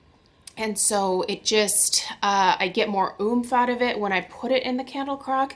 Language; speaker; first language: English; native; English